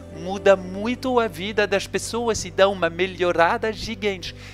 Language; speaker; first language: Portuguese; non-native, fluent; French